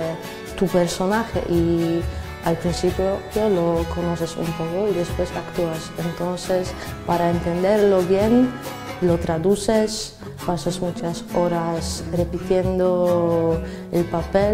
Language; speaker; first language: Spanish; non-native, fluent; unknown